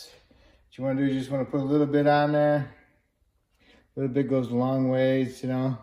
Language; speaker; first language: English; native; English